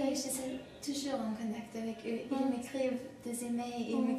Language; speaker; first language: French; non-native, learner; German